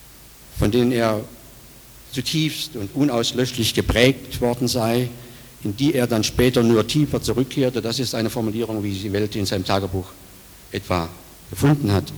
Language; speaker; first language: German; native; German